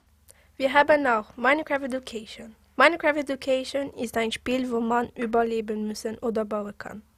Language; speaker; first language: German; non-native, local second language; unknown